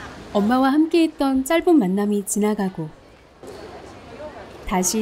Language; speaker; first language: Korean; native; Korean